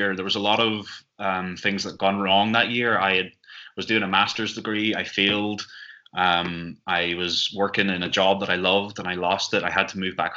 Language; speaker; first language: English; native; English